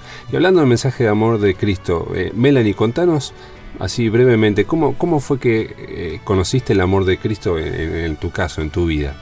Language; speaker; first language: Spanish; native; Spanish